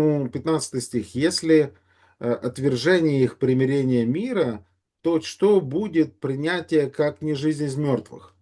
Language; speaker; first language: Russian; native; Russian